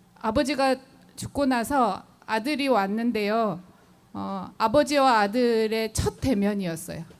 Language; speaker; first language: Korean; native; Korean